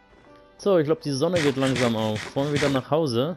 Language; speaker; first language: German; native; German